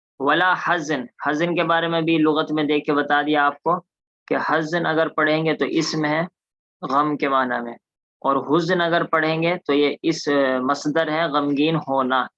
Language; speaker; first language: Urdu; native; Urdu